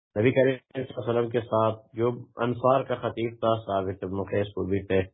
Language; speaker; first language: Urdu; non-native, local second language; Pashto